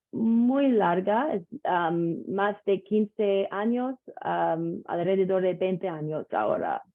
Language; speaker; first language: Spanish; non-native, learner; English